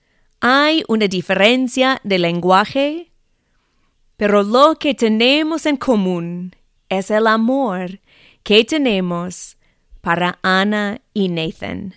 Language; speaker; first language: Spanish; non-native, fluent; English